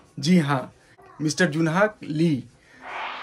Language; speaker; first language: Hindi; native; Hindi